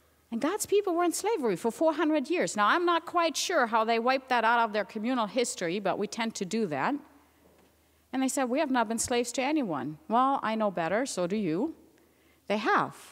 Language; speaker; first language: English; non-native, fluent; German